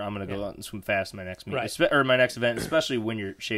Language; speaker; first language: English; native; English